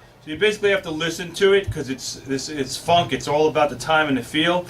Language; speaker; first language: English; native; English